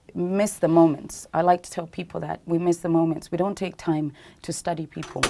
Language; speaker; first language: English; non-native, local second language; Ganda